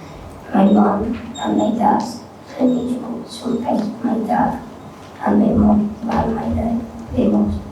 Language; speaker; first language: English; non-native, learner; Spanish